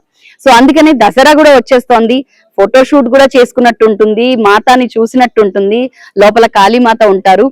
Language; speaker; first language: Telugu; non-native, local second language; Bangla